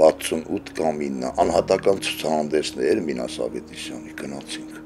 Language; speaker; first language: Armenian; native; Armenian